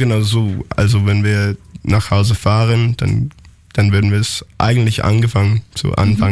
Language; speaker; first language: German; non-native, learner; English